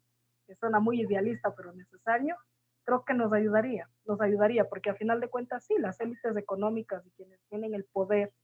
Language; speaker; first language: Spanish; native; Spanish